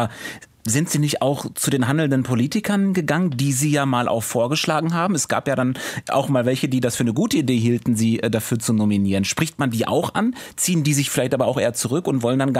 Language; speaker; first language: German; native; German